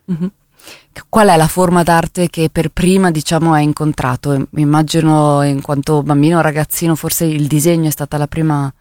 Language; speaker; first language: Italian; native; Italian